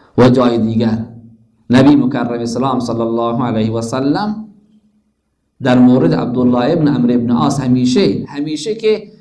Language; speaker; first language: Persian; native; Persian